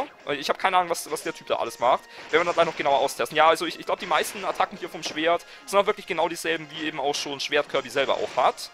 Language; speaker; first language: German; native; German